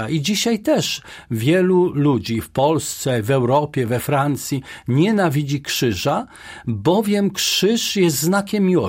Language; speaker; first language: Polish; native; Polish